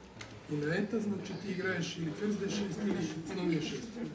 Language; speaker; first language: Russian; non-native, learner; Serbian